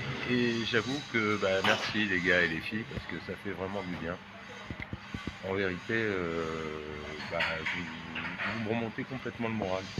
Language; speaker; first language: French; native; French